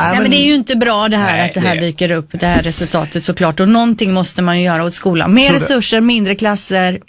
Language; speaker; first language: Swedish; native; Swedish